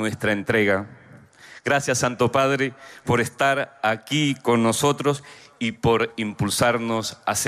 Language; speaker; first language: Spanish; native; Spanish